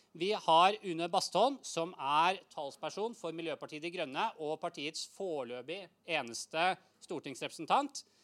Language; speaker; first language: Norwegian; native; Norwegian